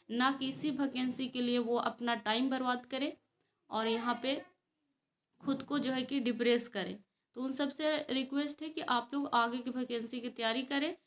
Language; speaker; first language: Hindi; native; Hindi